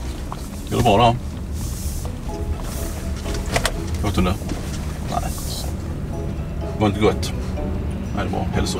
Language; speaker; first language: Swedish; native; Swedish